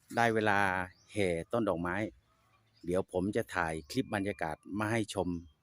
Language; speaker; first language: Thai; non-native, local second language; Khmer